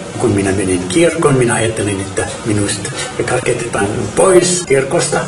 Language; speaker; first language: Finnish; non-native, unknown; Arabic